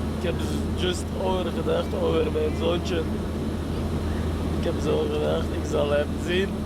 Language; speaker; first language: Dutch; non-native, learner; Chechen